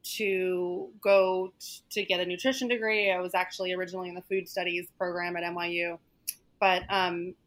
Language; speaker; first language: English; native; English